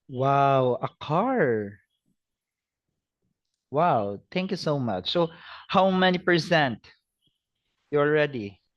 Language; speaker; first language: English; non-native, fluent; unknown